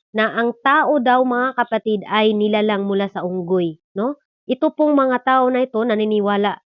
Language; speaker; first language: Filipino; non-native, local second language; Cebuano